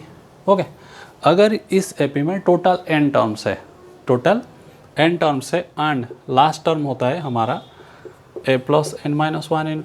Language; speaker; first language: Hindi; non-native, local second language; Odia